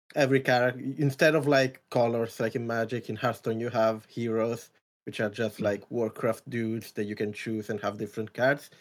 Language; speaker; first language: English; non-native, fluent; Italian